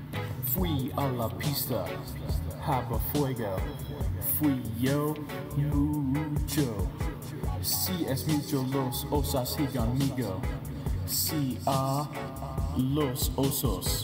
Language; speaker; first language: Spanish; non-native, learner; English